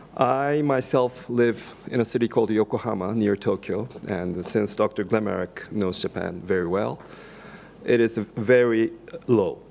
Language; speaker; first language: English; non-native, fluent; Japanese